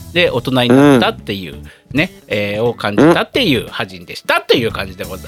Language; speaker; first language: Japanese; native; Japanese